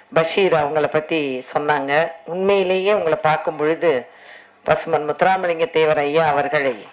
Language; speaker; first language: Tamil; native; Tamil